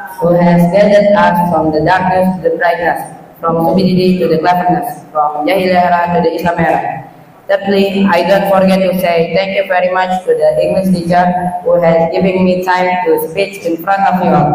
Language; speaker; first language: English; non-native, learner; Indonesian